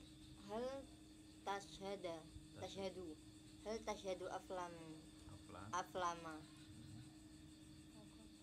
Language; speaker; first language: Arabic; non-native, learner; Javanese